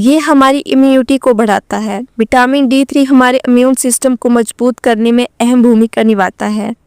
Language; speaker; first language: Hindi; native; Hindi